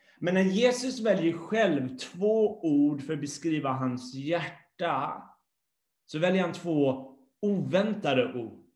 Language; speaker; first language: Swedish; non-native, fluent; English